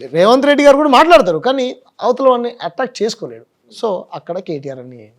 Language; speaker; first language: Telugu; native; Telugu